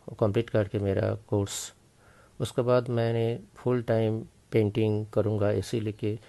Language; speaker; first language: Hindi; native; Hindi